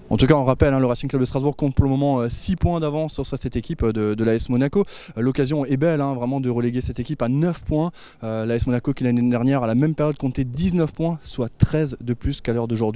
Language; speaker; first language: French; native; French